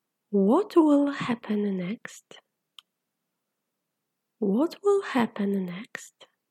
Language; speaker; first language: English; non-native, fluent; Polish